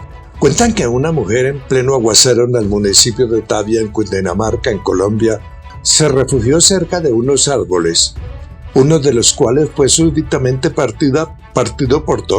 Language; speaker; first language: Spanish; native; Spanish